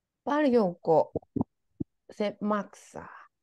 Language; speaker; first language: Finnish; non-native, learner; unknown